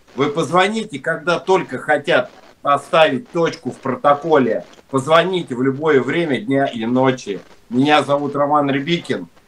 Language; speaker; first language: Russian; native; Russian